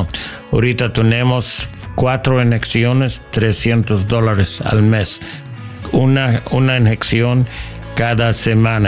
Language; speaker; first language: Spanish; non-native, learner; English